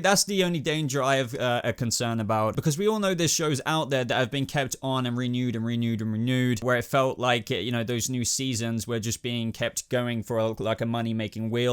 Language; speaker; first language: English; native; English